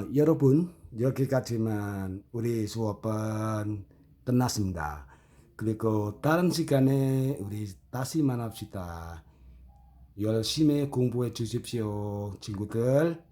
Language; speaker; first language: Korean; non-native, fluent; Indonesian